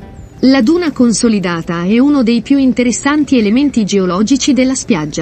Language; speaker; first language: Italian; native; Italian